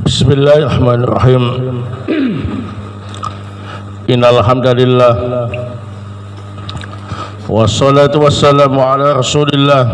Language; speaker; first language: Arabic; non-native, fluent; Indonesian